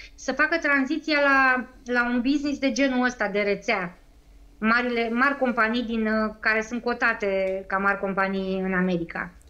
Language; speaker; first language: Romanian; native; Romanian